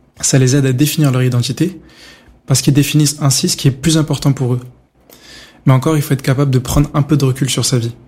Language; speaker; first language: French; native; French